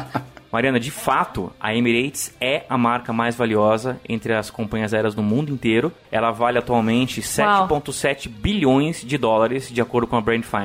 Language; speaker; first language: Portuguese; native; Portuguese